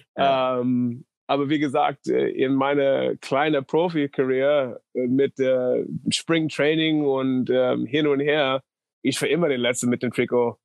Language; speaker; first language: German; non-native, fluent; English